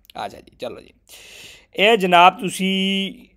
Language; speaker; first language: Urdu; non-native, local second language; Punjabi